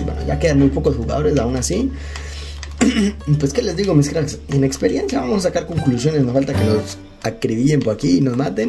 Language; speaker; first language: Spanish; native; Spanish